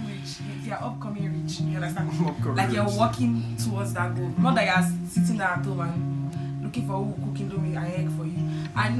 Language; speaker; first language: English; non-native, local second language; Igbo